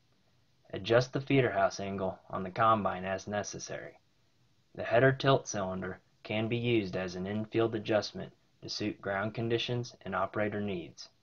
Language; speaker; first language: English; native; English